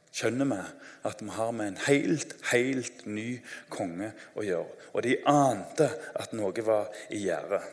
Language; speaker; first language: Norwegian; native; Norwegian